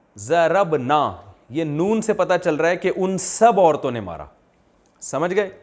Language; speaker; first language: Urdu; native; Urdu